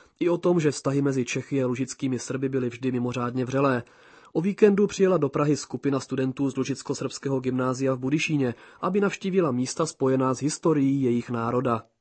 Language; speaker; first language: Czech; native; Czech